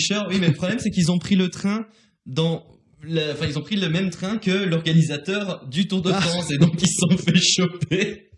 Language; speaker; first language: French; native; French